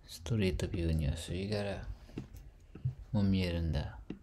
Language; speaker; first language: Japanese; non-native, fluent; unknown